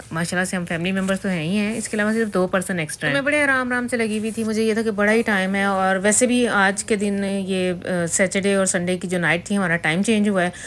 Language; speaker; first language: Urdu; native; Urdu